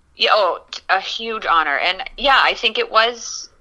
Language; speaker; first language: English; native; English